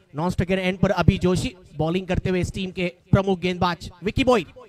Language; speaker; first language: Hindi; non-native, local second language; Marathi